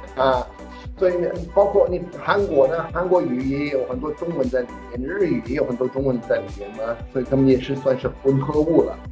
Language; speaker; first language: Chinese; non-native, fluent; English